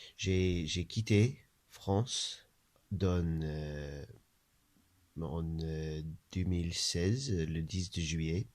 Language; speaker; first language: French; non-native, learner; English